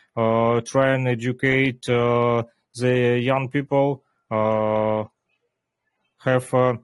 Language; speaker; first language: English; non-native, learner; Ukrainian